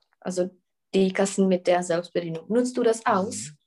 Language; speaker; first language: German; non-native, fluent; Czech